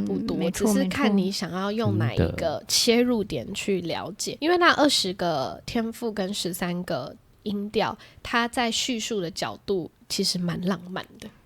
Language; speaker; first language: Chinese; native; Chinese